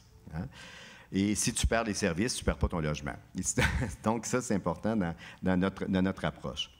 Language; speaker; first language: French; native; French